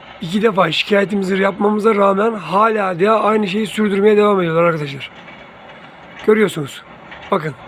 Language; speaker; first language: Turkish; native; Turkish